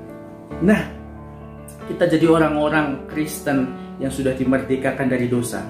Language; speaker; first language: Indonesian; native; Indonesian